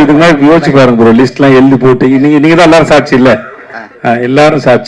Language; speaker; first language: Tamil; native; Tamil